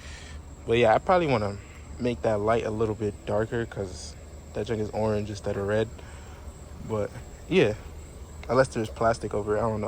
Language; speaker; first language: English; native; English